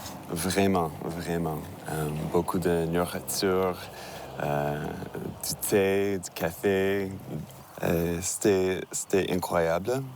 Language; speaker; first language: French; non-native, local second language; English